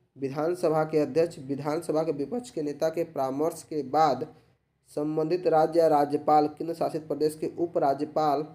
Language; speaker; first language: Hindi; native; Hindi